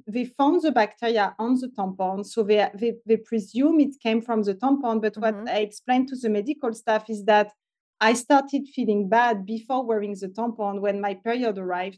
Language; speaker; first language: English; non-native, fluent; French